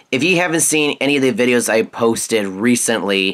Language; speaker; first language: English; native; English